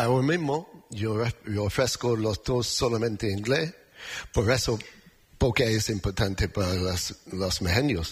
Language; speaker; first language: Spanish; non-native, learner; English